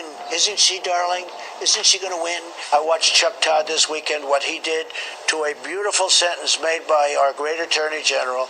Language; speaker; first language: English; native; English